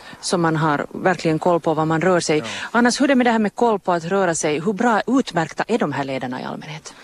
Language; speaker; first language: Swedish; native; Swedish